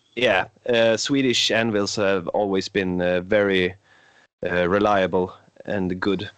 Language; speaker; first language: English; non-native, fluent; Swedish